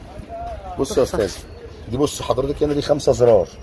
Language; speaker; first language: Arabic; native; Arabic